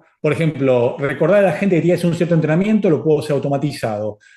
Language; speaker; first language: Spanish; native; Spanish